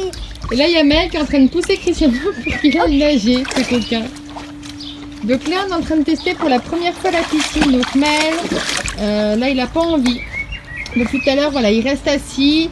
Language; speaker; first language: French; native; French